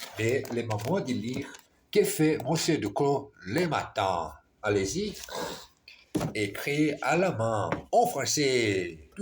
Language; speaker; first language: French; non-native, learner; Portuguese